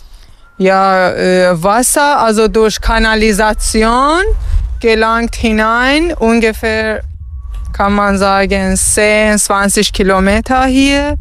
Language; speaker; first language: German; non-native, learner; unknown